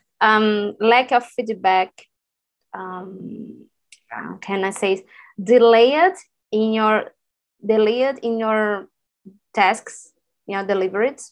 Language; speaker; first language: English; non-native, learner; Portuguese